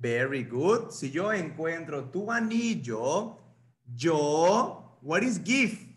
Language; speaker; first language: English; non-native, fluent; Spanish